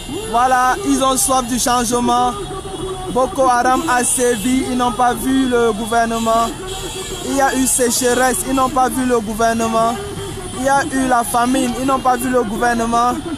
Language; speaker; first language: French; native; French